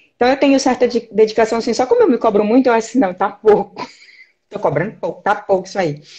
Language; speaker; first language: Portuguese; native; Portuguese